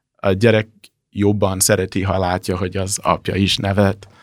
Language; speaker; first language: Hungarian; non-native, fluent; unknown